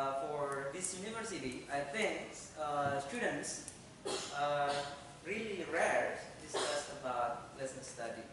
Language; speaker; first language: English; non-native, fluent; Indonesian